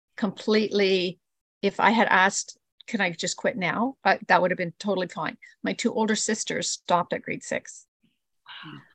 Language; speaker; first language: English; early bilingual, other home language; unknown